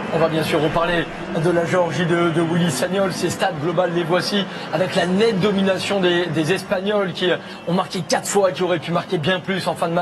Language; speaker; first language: French; native; French